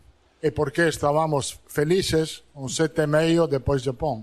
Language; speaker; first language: Portuguese; non-native, learner; Italian